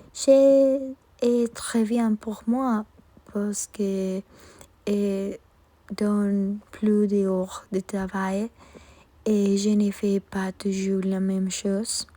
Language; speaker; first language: French; non-native, learner; Spanish